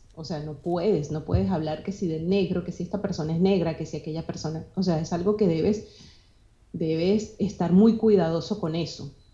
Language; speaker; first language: Spanish; native; Spanish